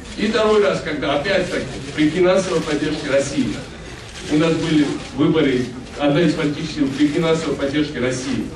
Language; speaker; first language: Russian; non-native, local second language; Georgian